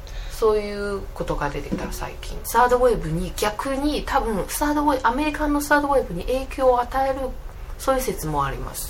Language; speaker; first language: Japanese; non-native, fluent; Chinese